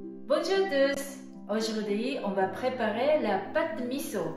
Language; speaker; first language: French; non-native, fluent; Japanese